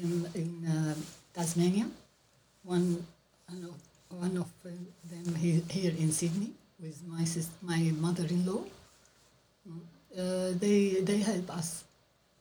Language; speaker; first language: English; non-native, learner; Arabic